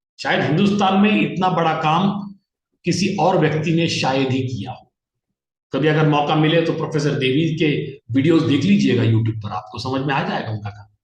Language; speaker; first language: Hindi; non-native, local second language; Marathi